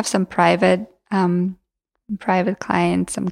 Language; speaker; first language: English; non-native, fluent; Georgian